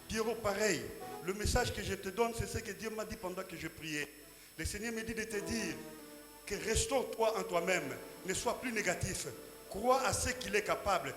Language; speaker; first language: French; non-native, local second language; Lingala